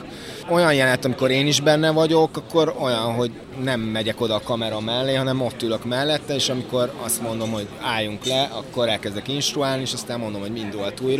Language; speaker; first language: Hungarian; native; Hungarian